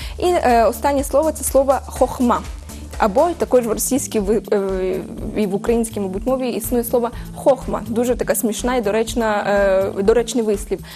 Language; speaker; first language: Ukrainian; early bilingual, heritage; Ukrainian